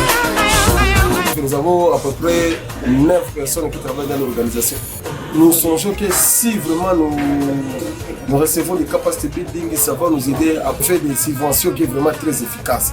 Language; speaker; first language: French; non-native, local second language; Swahili